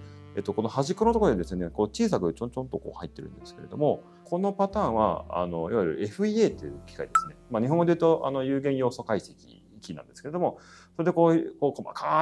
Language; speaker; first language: Japanese; native; Japanese